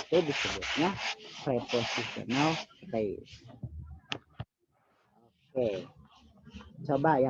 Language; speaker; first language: Indonesian; native; Indonesian